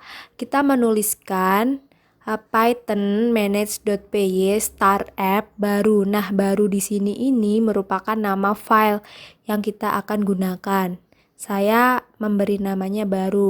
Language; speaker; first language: Indonesian; native; Indonesian